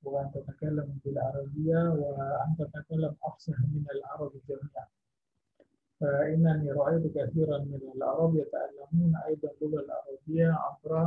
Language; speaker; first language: Arabic; non-native, fluent; Indonesian